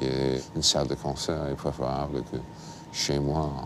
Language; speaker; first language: French; non-native, fluent; English